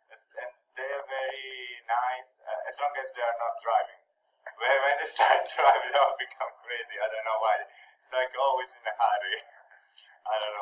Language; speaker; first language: English; non-native, fluent; Italian